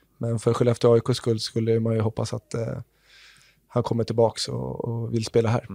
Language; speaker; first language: Swedish; native; Swedish